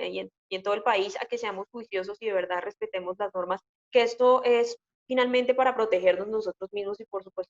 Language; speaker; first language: Spanish; native; Spanish